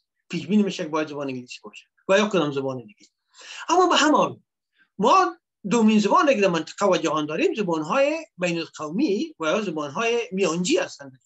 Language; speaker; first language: Persian; native; Persian